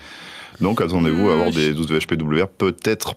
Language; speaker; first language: French; native; French